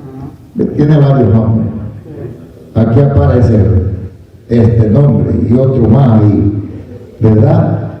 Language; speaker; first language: Spanish; native; Spanish